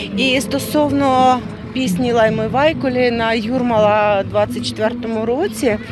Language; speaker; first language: Ukrainian; non-native, local second language; Russian